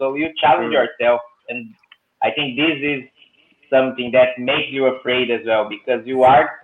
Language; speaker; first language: English; non-native, learner; Portuguese